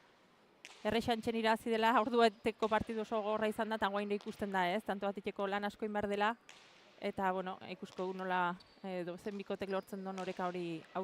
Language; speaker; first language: Basque; native; Basque